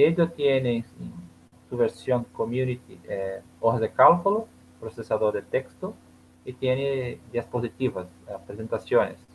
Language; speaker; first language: Spanish; non-native, learner; Portuguese